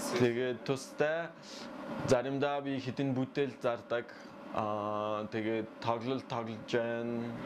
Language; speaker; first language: Mongolian; non-native, learner; French